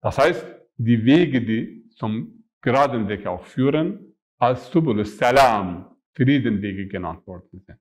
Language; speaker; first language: German; non-native, fluent; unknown